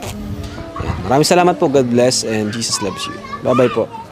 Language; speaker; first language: Filipino; native; Filipino